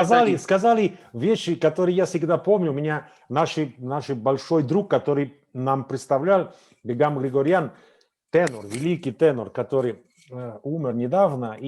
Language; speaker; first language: Russian; non-native, fluent; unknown